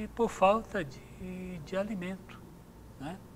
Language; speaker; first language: Portuguese; native; Portuguese